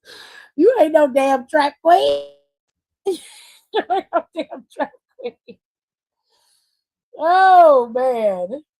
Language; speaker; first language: English; native; English